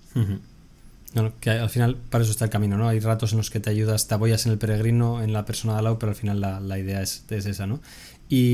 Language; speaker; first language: Spanish; native; Spanish